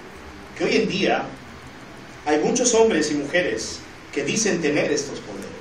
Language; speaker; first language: Spanish; native; Spanish